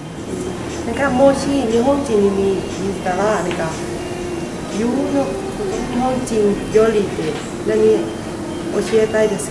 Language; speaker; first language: Japanese; non-native, learner; Thai